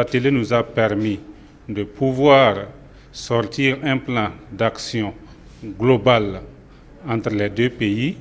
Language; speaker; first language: French; non-native, local second language; Mossi